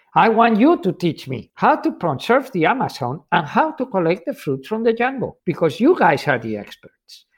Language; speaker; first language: English; non-native, fluent; Spanish